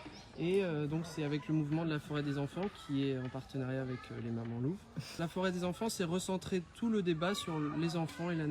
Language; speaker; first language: French; native; French